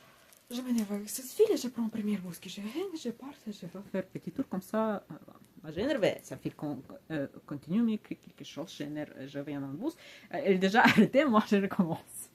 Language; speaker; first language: French; non-native, learner; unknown